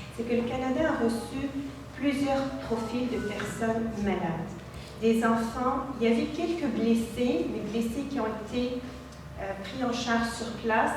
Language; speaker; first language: French; non-native, local second language; Arabic